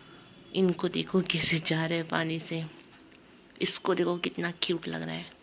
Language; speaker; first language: Hindi; native; Hindi